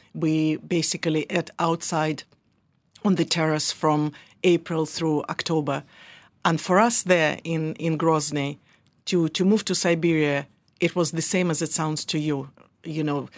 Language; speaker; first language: English; early bilingual, other home language; Russian